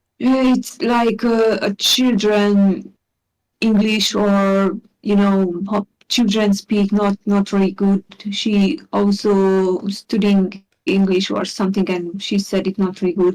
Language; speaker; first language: English; non-native, learner; Hungarian